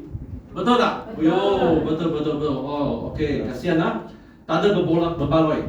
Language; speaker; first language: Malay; non-native, local second language; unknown